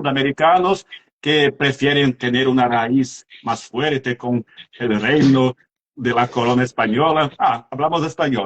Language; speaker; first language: Spanish; non-native, fluent; Portuguese